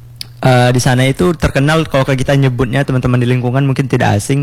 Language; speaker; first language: Indonesian; non-native, local second language; Minangkabau